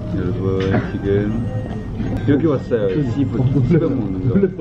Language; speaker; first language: Korean; non-native, learner; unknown